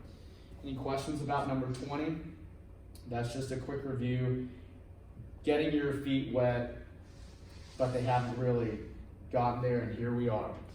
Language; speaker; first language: English; native; English